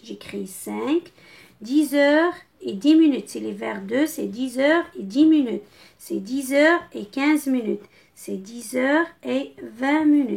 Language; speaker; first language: French; non-native, local second language; Arabic